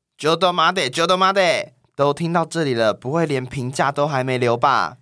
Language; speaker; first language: Chinese; native; Chinese